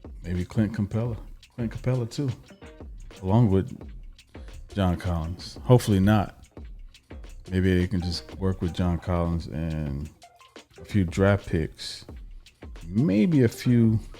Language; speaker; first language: English; native; English